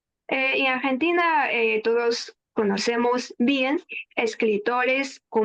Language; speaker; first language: Spanish; non-native, fluent; Chinese